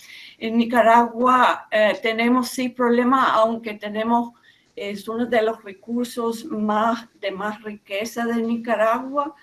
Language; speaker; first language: Spanish; non-native, fluent; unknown